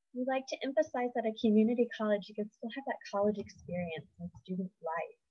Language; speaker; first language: English; native; English